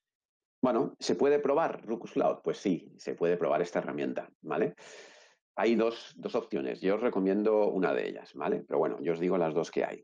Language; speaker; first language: Spanish; native; Spanish